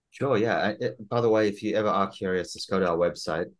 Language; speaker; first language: English; native; English